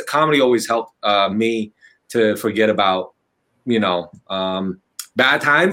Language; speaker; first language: English; non-native, fluent; Chinese